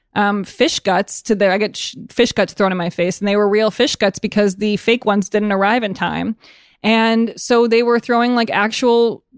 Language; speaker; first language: English; native; English